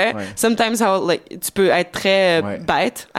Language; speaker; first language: French; native; French